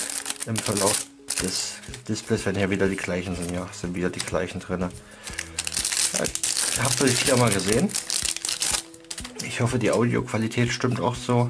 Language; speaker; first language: German; native; German